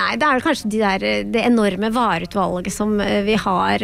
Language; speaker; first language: Norwegian; native; Norwegian